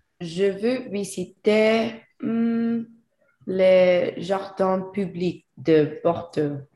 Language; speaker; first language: French; non-native, learner; English